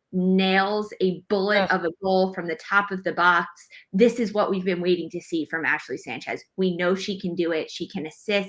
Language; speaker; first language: English; native; English